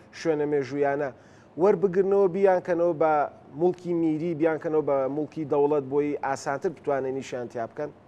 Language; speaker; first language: Central Kurdish; native; Central Kurdish